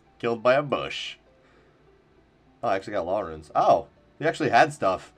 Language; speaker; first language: English; native; English